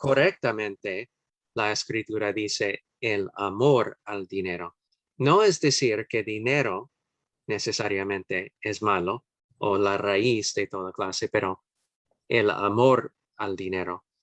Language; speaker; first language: Spanish; non-native, fluent; English